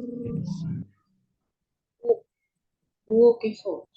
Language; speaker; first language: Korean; non-native, learner; Indonesian